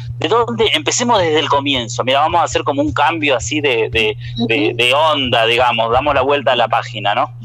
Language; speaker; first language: Spanish; native; Spanish